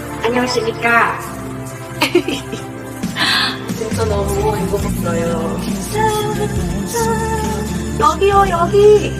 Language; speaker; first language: Korean; non-native, learner; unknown